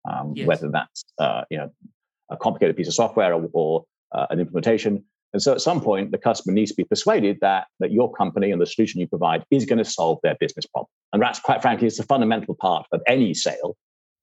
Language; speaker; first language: English; native; English